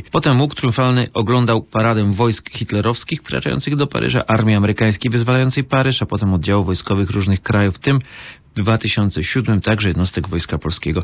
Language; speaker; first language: Polish; native; Polish